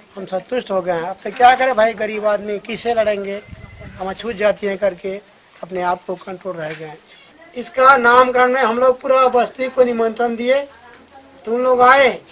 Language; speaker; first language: Hindi; native; Hindi